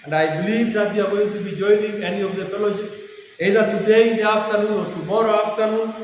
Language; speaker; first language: English; non-native, local second language; Swahili